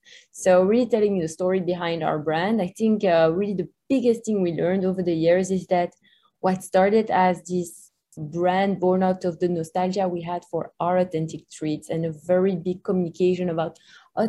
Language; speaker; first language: English; non-native, fluent; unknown